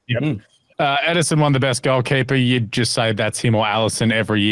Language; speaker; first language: English; native; English